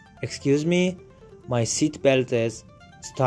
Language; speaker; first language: English; non-native, fluent; Persian